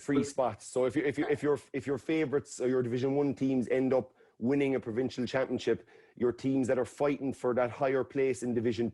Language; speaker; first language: English; native; English